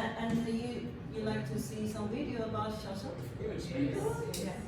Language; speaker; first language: English; non-native, learner; Chinese